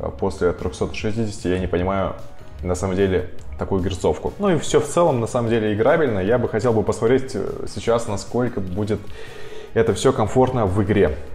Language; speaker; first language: Russian; native; Russian